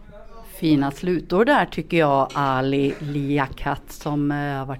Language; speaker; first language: Swedish; native; Swedish